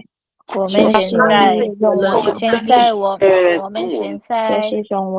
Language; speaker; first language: Chinese; non-native, learner; Filipino